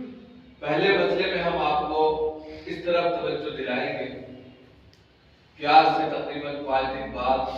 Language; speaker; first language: Urdu; native; Urdu